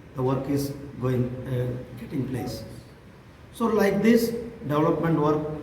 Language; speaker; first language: English; non-native, local second language; Tamil